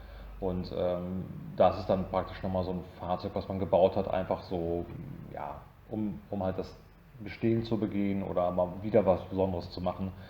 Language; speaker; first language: German; native; German